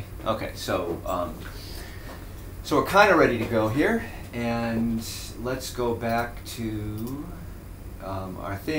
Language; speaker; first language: English; native; English